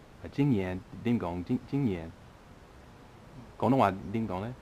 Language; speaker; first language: Chinese; non-native, fluent; English